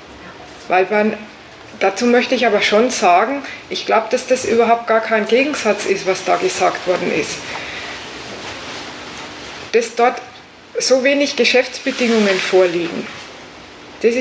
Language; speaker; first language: German; native; German